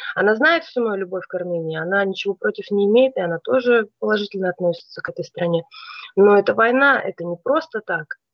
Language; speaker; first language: Russian; native; Russian